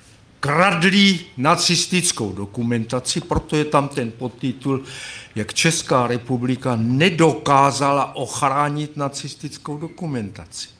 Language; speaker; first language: Czech; native; Czech